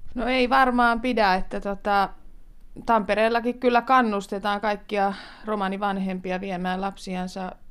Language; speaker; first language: Finnish; native; Finnish